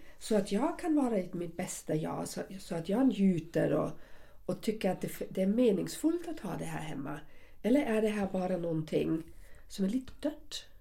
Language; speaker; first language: Swedish; non-native, fluent; German